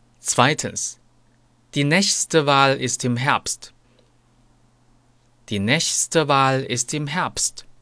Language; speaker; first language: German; non-native, fluent; Chinese